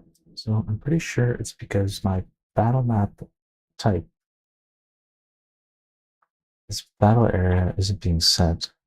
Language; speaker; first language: English; native; English